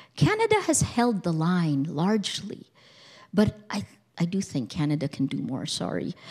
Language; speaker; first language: English; early bilingual, other home language; Filipino